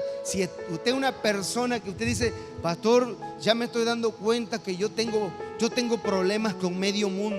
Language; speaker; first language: Spanish; native; Spanish